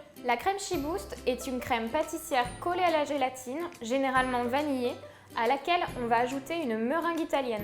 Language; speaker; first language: French; native; French